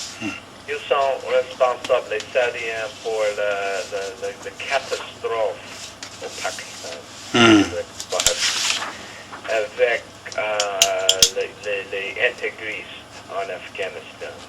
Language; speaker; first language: French; non-native, fluent; English